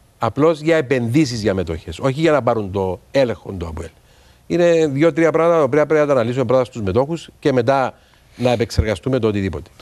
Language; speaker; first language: Greek; native; Greek